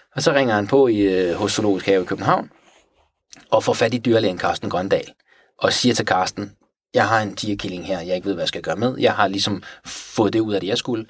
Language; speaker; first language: Danish; early bilingual, other home language; Persian